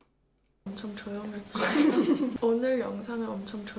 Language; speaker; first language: Korean; early bilingual, heritage; English